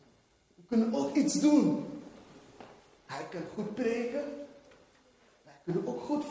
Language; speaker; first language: Dutch; non-native, fluent; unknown